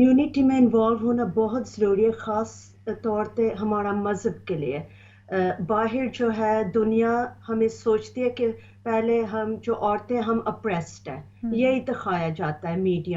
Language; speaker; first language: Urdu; early bilingual, heritage; Urdu